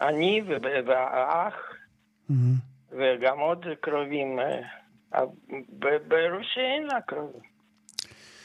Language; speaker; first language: Hebrew; non-native, fluent; Russian